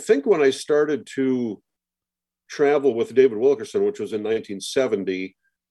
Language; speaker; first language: English; native; English